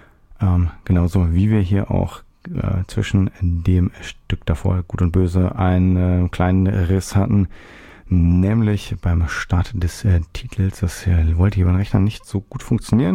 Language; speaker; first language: German; native; German